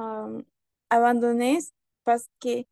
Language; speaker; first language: French; non-native, learner; Spanish